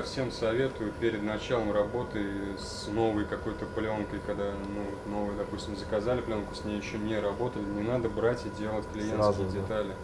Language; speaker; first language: Russian; native; Russian